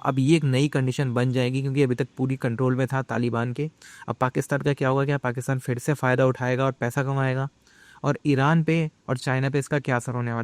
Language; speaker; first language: Hindi; native; Hindi